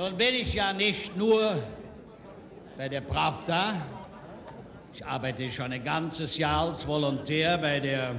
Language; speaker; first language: German; native; German